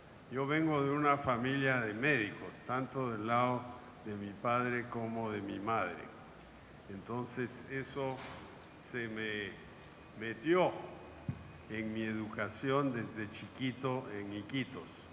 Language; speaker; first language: Spanish; native; Spanish